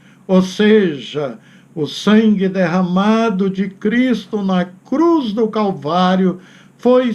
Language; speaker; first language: Portuguese; native; Portuguese